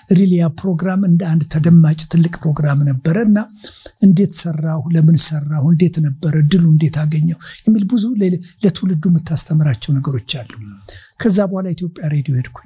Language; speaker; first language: Amharic; native; Amharic